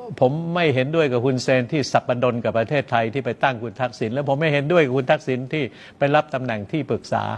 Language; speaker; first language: Thai; native; Thai